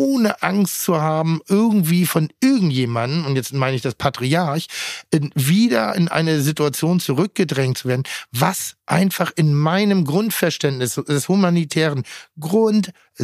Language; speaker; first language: German; native; German